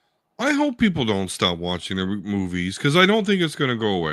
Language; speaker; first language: English; native; English